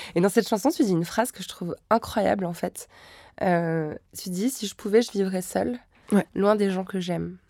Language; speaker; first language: French; native; French